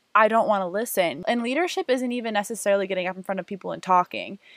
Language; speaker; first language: English; native; English